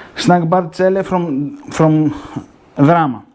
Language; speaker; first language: English; non-native, learner; Greek